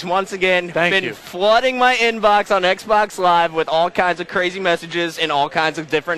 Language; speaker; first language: English; native; English